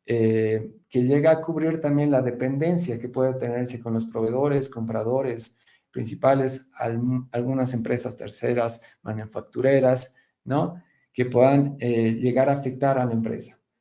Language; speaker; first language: Spanish; native; Spanish